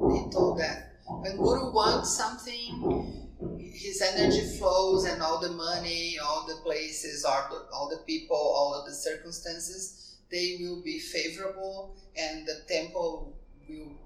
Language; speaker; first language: English; non-native, fluent; Portuguese